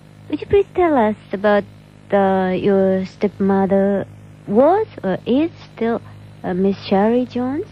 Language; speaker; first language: English; non-native, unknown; Japanese